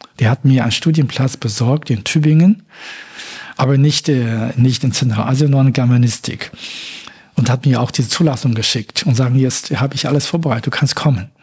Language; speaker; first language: German; non-native, fluent; Chinese